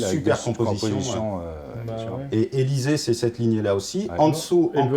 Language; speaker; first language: French; native; French